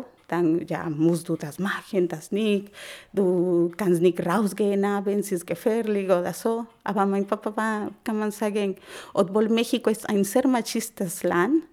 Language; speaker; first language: German; non-native, learner; Spanish